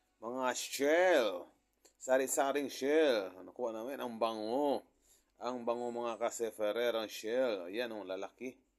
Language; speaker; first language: Filipino; non-native, local second language; Cebuano